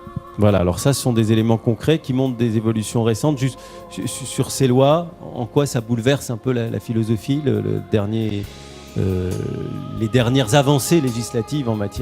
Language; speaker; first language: French; native; French